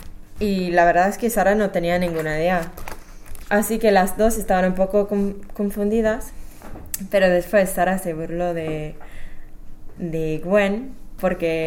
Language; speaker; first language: Spanish; non-native, fluent; English